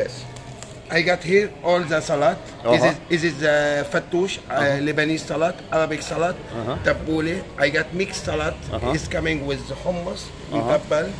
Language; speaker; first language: English; non-native, learner; Arabic